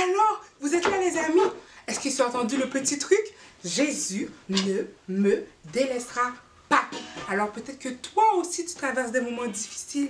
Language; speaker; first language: French; native; French